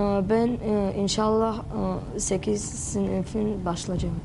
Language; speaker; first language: Turkish; non-native, learner; Tajik